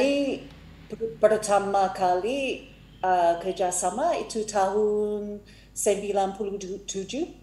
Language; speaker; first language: Indonesian; non-native, fluent; English